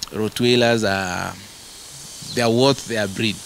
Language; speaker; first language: English; non-native, local second language; Masai